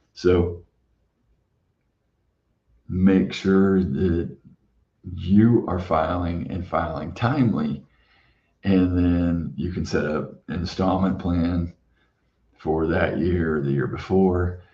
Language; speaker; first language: English; native; English